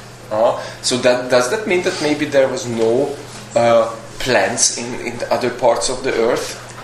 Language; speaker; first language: English; non-native, fluent; Hungarian